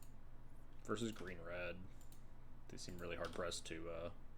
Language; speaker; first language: English; native; English